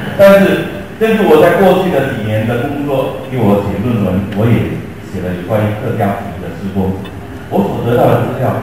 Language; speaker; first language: Chinese; non-native, local second language; Hakka Chinese